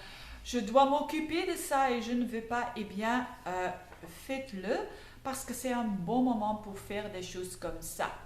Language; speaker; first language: French; non-native, fluent; Dutch